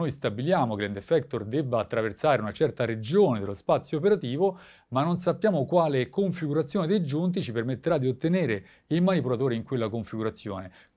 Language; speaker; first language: Italian; native; Italian